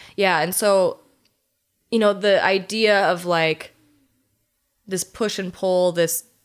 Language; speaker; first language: English; native; English